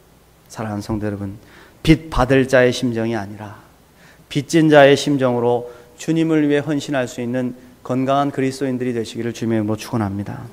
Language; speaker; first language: Korean; native; Korean